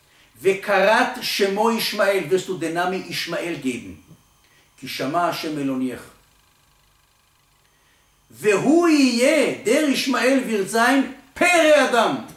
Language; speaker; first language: German; non-native, learner; Hebrew